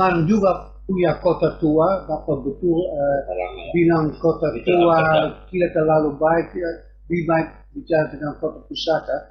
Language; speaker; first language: Indonesian; non-native, fluent; Dutch